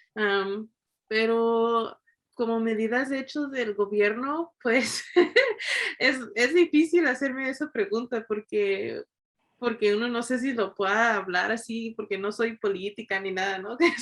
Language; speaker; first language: Spanish; early bilingual, heritage; English